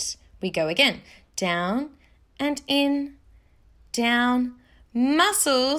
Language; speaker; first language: English; native; English